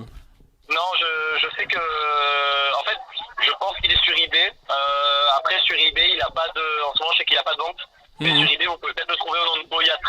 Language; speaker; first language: French; native; French